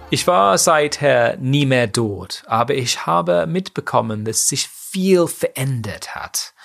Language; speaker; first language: German; non-native, fluent; English